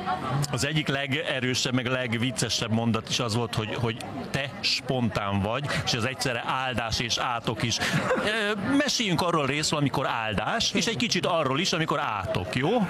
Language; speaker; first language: Hungarian; native; Hungarian